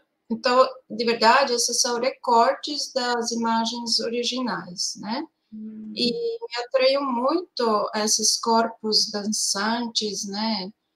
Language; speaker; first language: Portuguese; non-native, fluent; Serbian